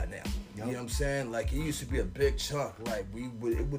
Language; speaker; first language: English; native; English